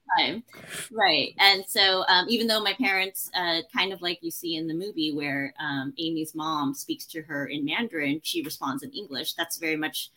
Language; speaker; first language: English; early bilingual, other home language; Chinese